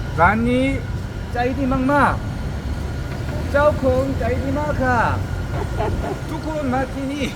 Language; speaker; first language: Thai; non-native, learner; Korean